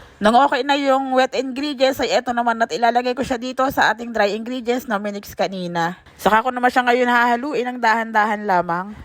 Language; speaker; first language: Filipino; native; Filipino